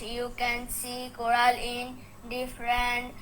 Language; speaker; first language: English; non-native, learner; Bangla